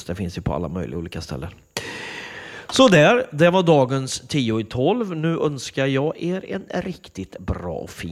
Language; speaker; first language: Swedish; native; Swedish